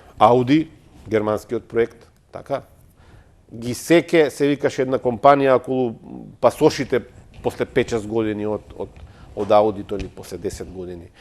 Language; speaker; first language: Macedonian; native; Macedonian